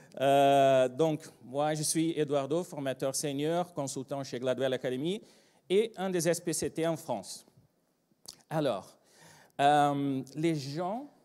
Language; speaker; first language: French; non-native, fluent; Portuguese